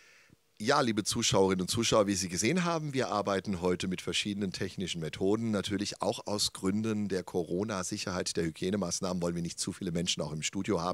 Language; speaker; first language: German; native; German